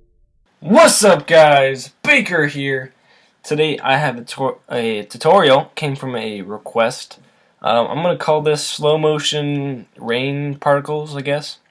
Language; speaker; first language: English; native; English